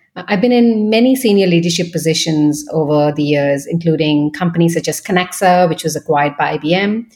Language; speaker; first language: English; non-native, local second language; Bangla